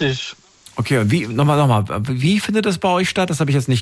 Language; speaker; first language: German; native; German